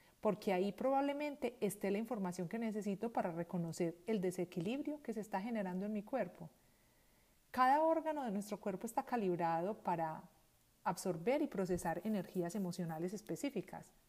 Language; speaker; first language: Spanish; native; Spanish